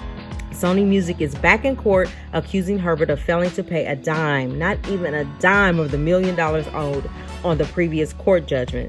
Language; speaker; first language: English; native; English